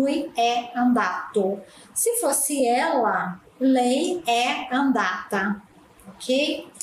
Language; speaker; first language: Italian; non-native, fluent; Portuguese